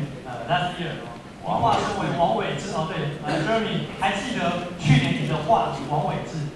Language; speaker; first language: Chinese; native; Chinese